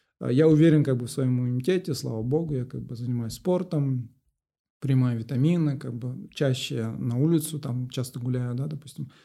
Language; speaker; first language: Russian; non-native, local second language; Kazakh